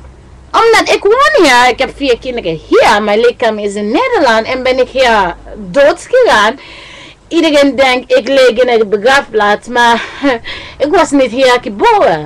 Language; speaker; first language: Dutch; non-native, learner; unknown